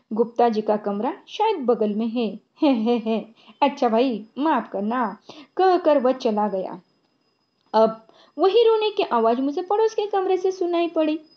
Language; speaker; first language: Hindi; non-native, local second language; Marathi